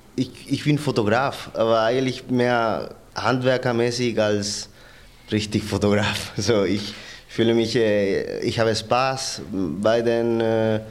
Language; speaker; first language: German; non-native, fluent; Spanish